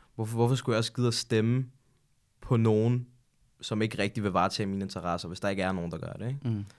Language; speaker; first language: Danish; native; Danish